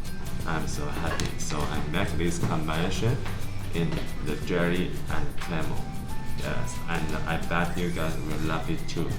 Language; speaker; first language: English; non-native, learner; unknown